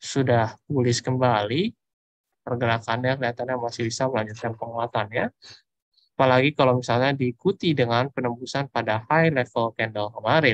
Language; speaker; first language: Indonesian; native; Indonesian